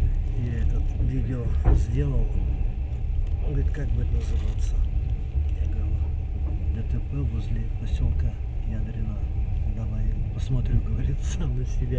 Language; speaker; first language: Russian; native; Russian